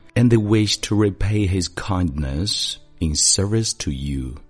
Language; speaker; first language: English; non-native, fluent; Chinese